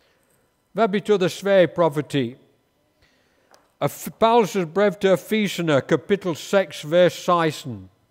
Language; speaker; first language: Danish; non-native, fluent; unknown